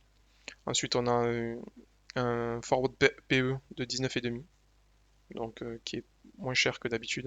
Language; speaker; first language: French; native; French